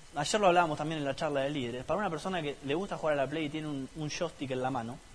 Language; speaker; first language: Spanish; native; Spanish